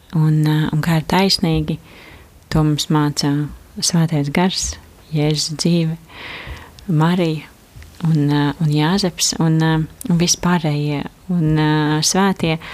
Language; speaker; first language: Latvian; native; Latvian